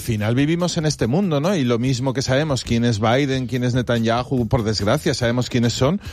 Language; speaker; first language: Spanish; native; Spanish